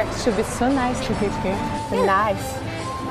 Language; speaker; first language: English; non-native, fluent; French